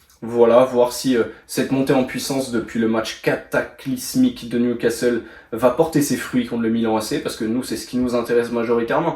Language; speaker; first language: French; native; French